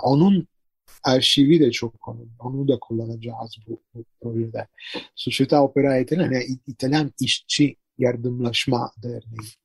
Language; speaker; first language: Turkish; non-native, fluent; Italian